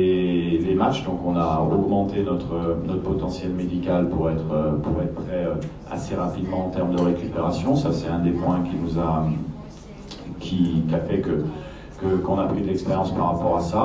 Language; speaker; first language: French; native; French